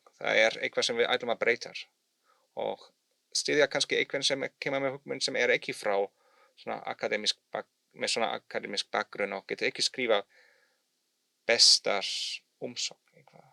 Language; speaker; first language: Icelandic; non-native, learner; German